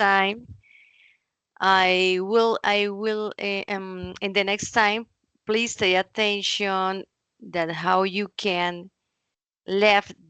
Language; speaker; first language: English; non-native, learner; Spanish